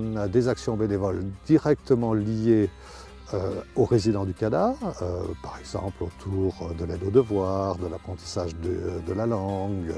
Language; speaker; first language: French; native; French